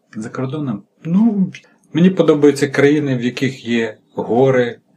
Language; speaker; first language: Ukrainian; native; Ukrainian